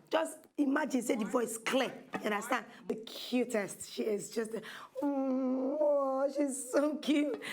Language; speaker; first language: Nigerian Pidgin; native; Nigerian Pidgin